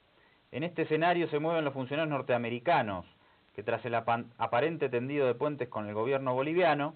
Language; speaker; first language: Spanish; native; Spanish